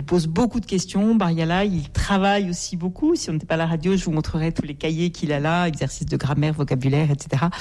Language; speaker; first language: French; native; French